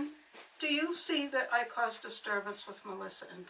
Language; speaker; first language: English; native; English